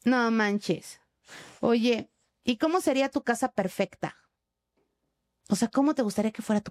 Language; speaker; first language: Spanish; native; Spanish